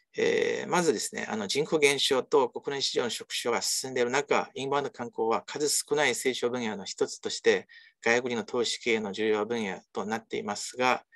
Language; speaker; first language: Japanese; non-native, fluent; Chinese